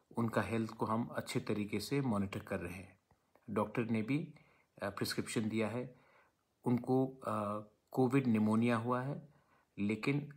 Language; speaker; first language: Hindi; non-native, local second language; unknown